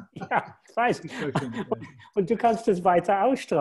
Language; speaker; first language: German; non-native, fluent; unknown